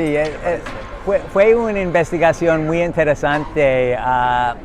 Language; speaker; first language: Spanish; non-native, learner; English